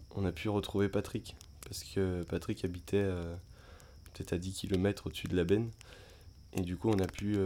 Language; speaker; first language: French; native; French